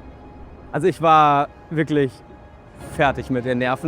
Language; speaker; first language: German; native; German